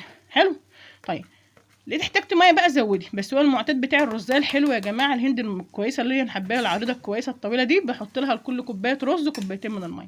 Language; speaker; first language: Arabic; native; Arabic